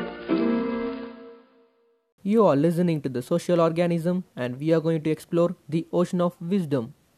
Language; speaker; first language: English; non-native, local second language; Tamil